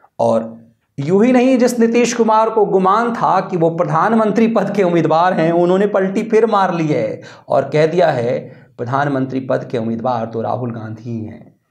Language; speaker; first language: Hindi; native; Hindi